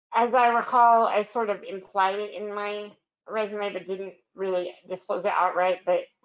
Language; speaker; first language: English; native; English